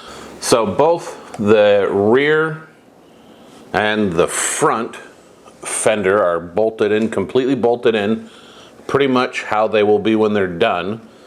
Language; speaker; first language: English; native; English